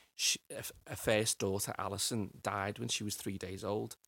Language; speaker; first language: English; native; English